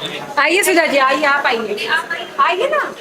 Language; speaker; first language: Hindi; native; Hindi